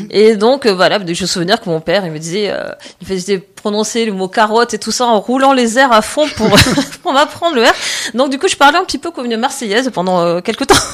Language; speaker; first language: French; native; French